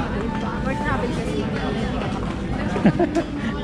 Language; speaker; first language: English; non-native, local second language; Filipino